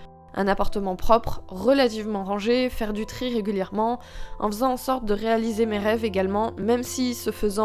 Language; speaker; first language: French; native; French